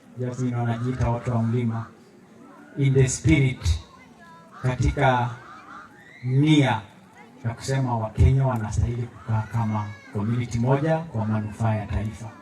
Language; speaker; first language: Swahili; non-native, local second language; Masai